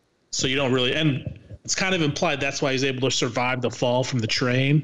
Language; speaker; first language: English; native; English